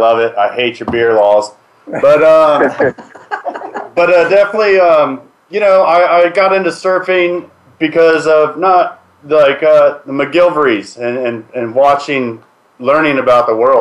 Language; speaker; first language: English; native; English